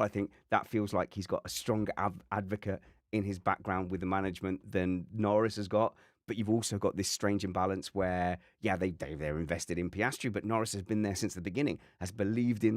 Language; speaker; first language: English; native; English